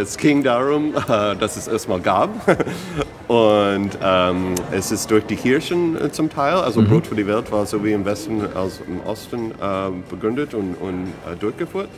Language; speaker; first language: German; non-native, fluent; English